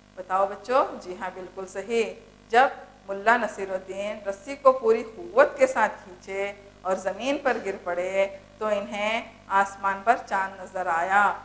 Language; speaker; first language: Urdu; native; Urdu